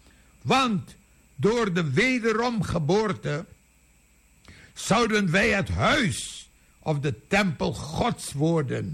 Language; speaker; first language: Dutch; native; Dutch